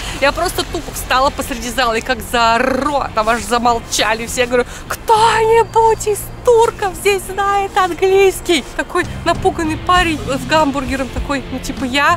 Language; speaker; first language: Russian; native; Russian